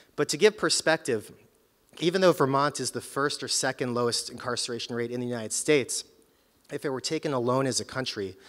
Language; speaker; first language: English; native; English